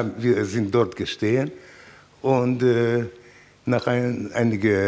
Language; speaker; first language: German; non-native, learner; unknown